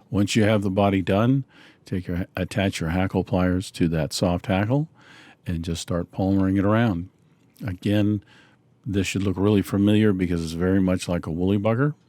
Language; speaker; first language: English; native; English